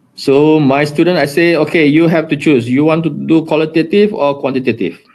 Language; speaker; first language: English; non-native, local second language; Malay